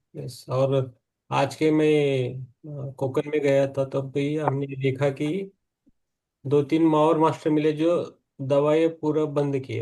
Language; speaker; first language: Hindi; native; Hindi